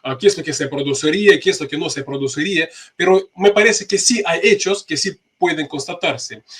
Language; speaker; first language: Spanish; non-native, fluent; Russian